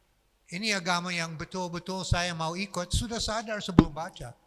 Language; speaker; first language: Indonesian; non-native, fluent; English